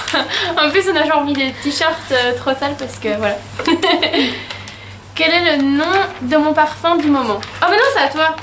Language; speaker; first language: French; native; French